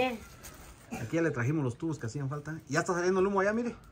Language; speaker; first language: Spanish; native; Spanish